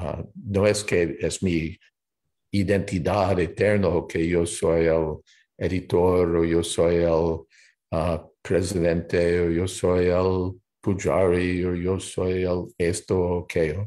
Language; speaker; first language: Spanish; non-native, fluent; English